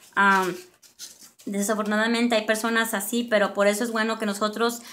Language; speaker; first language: Spanish; early bilingual, other home language; English